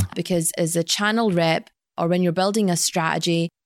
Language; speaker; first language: English; native; English